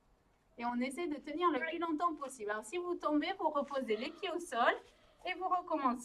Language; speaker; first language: French; native; French